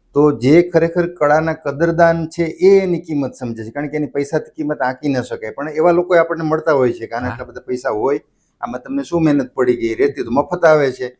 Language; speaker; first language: Gujarati; native; Gujarati